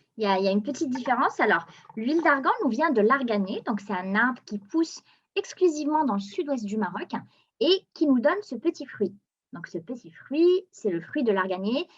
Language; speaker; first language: French; non-native, local second language; Arabic